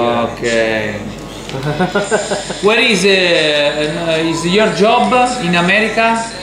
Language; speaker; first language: English; non-native, learner; Italian